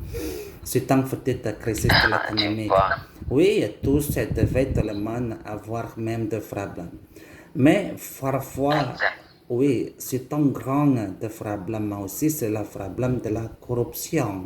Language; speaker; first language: French; non-native, learner; Indonesian